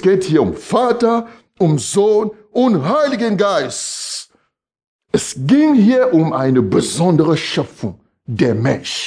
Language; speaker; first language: German; non-native, fluent; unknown